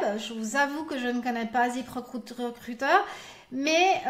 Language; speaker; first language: French; native; French